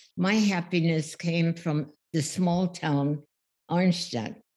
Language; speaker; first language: English; early bilingual, other home language; German